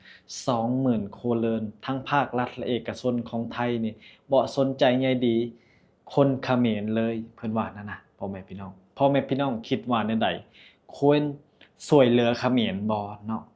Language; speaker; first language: Thai; non-native, local second language; Lao